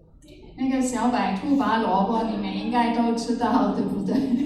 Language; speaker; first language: Chinese; non-native, fluent; German